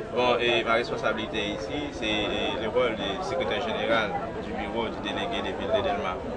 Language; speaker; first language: French; non-native, local second language; Haitian Creole